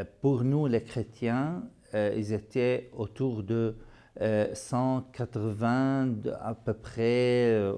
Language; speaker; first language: French; non-native, fluent; Arabic